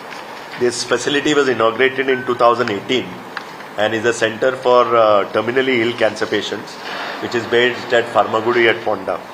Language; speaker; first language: English; non-native, local second language; Konkani